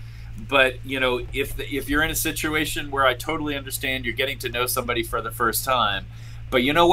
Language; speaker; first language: English; native; English